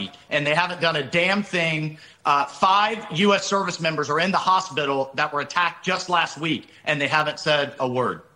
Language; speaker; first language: English; native; English